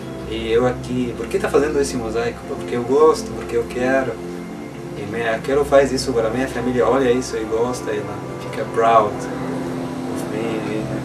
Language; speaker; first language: Portuguese; non-native, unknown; Arabic